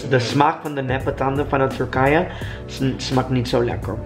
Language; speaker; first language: Dutch; non-native, learner; English